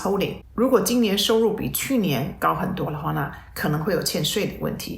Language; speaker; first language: Chinese; native; Chinese